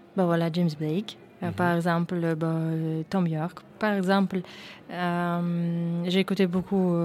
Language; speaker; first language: French; non-native, fluent; Russian